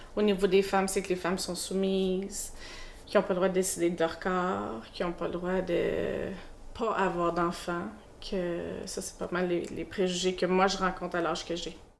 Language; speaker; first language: French; native; French